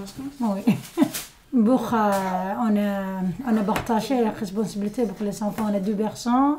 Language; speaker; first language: French; non-native, learner; Somali